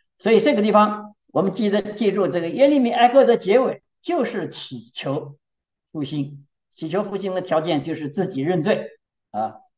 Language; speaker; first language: Chinese; native; Chinese